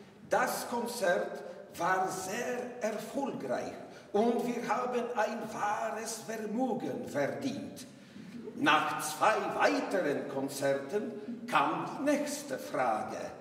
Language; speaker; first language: German; non-native, learner; English